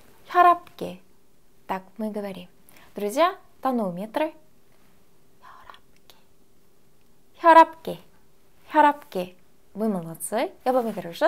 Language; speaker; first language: Russian; non-native, fluent; Korean